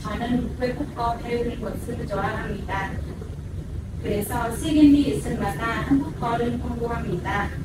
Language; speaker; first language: Korean; non-native, learner; Vietnamese